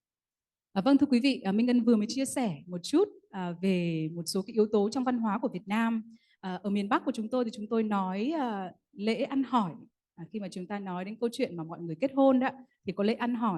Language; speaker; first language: Vietnamese; native; Vietnamese